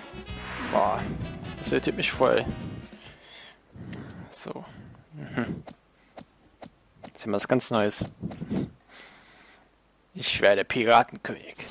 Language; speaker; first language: German; native; German